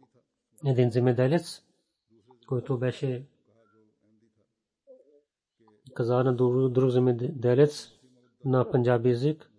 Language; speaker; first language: Bulgarian; non-native, learner; Urdu